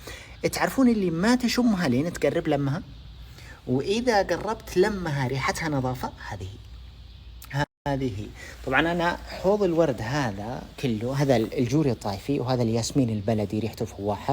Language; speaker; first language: Arabic; native; Arabic